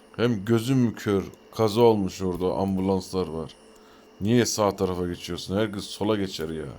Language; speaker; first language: Turkish; early bilingual, heritage; Turkish